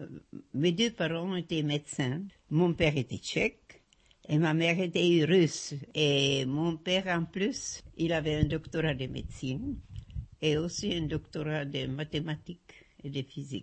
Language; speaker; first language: French; non-native, fluent; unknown